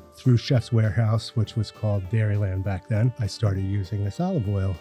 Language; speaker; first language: English; native; English